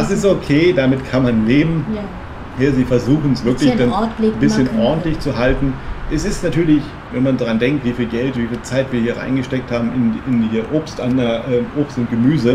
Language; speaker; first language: German; native; German